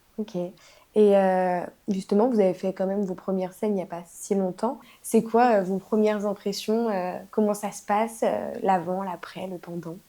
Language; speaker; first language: French; native; French